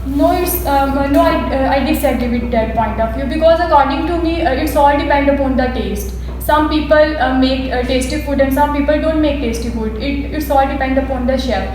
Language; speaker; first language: English; non-native, local second language; Urdu